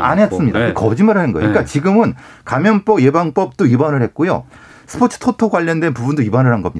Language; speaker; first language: Korean; native; Korean